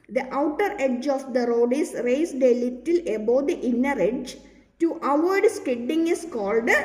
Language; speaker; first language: English; non-native, local second language; Malayalam